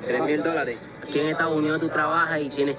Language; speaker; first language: Spanish; native; Spanish